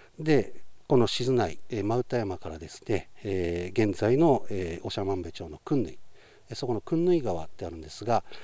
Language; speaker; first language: Japanese; native; Japanese